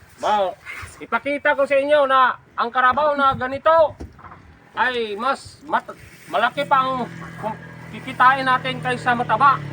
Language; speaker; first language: Filipino; non-native, local second language; Hiligaynon